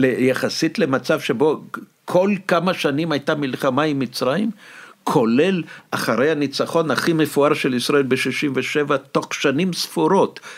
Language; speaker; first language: Hebrew; non-native, fluent; Russian